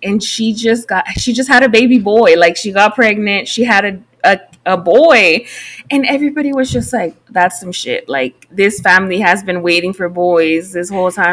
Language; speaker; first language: English; early bilingual, other home language; Spanish